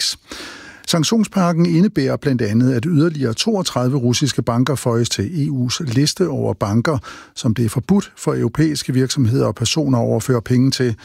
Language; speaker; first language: Danish; native; Danish